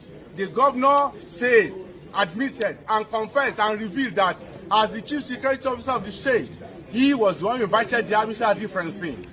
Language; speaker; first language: English; non-native, local second language; Yoruba